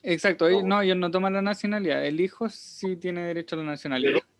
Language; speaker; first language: Spanish; native; Spanish